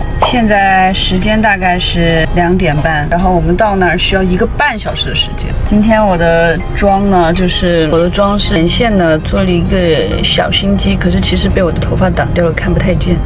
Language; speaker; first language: Chinese; native; Chinese